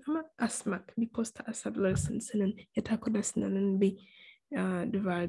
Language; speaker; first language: Turkish; non-native, fluent; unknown